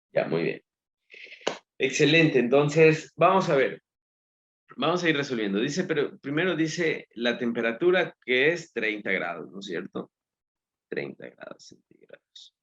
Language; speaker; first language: Spanish; native; Spanish